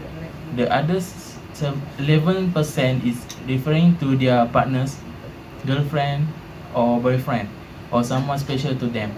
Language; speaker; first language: English; non-native, local second language; Malay